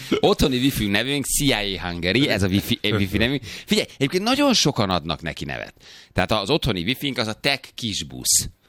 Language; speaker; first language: Hungarian; native; Hungarian